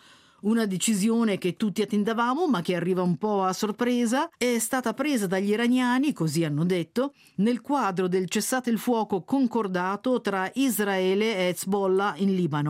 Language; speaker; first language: Italian; native; Italian